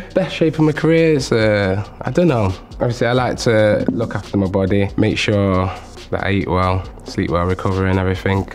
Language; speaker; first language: English; native; English